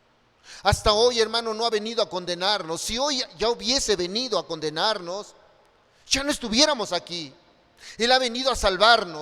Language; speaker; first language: Spanish; native; Spanish